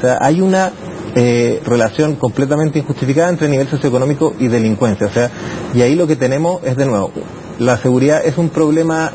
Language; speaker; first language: Spanish; native; Spanish